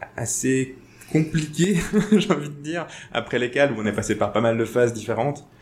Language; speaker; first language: French; native; French